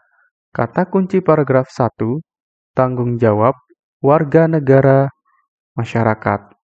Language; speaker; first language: Indonesian; native; Indonesian